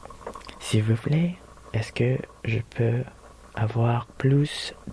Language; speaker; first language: French; non-native, learner; Filipino